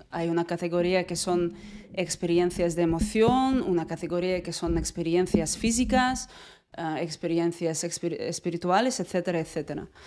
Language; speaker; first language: Spanish; non-native, fluent; Russian